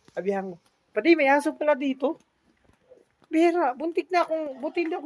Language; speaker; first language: Filipino; non-native, local second language; Cebuano